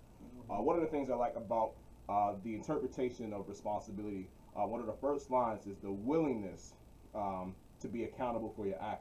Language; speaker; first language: English; native; English